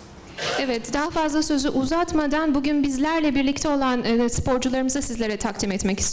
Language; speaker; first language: Turkish; native; Turkish